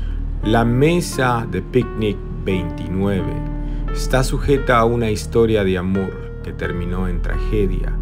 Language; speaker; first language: Spanish; native; Spanish